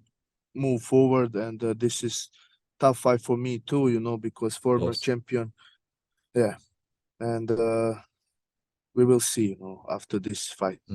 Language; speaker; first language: English; non-native, learner; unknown